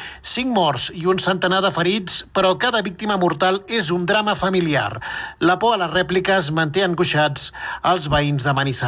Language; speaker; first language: Catalan; native; Catalan